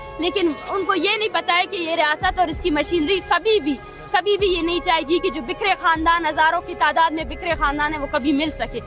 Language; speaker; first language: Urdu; non-native, local second language; Baluchi